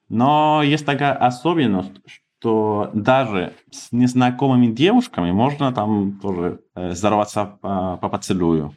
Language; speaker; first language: Russian; non-native, fluent; Spanish